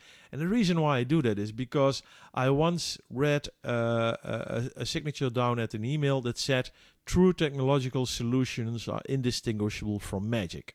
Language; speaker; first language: English; non-native, fluent; Dutch